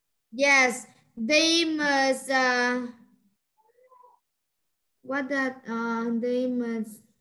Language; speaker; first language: English; non-native, learner; Vietnamese